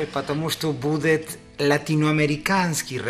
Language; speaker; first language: Russian; non-native, learner; Spanish